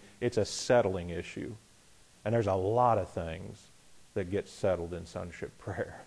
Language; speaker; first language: English; native; English